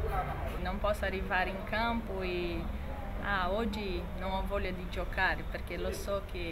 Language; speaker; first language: Italian; non-native, fluent; Portuguese